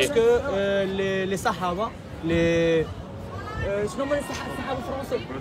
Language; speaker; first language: French; non-native, learner; Arabic